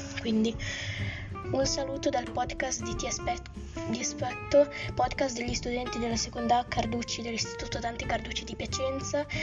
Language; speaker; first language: Italian; native; Italian